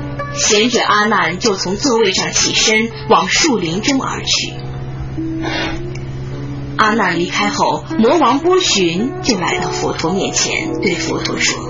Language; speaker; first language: Chinese; native; Chinese